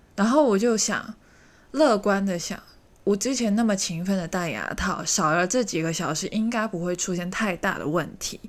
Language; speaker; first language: Chinese; native; Chinese